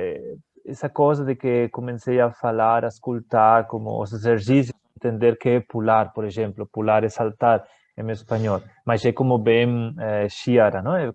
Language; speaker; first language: Portuguese; non-native, fluent; Spanish